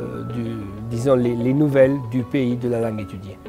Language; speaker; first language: French; non-native, fluent; Italian